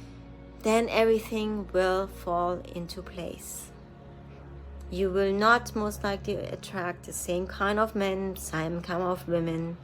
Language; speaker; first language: English; non-native, fluent; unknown